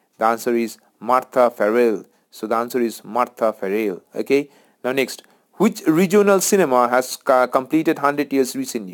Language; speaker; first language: English; non-native, local second language; Bangla